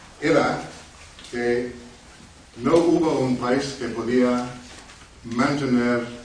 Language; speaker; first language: Spanish; non-native, fluent; English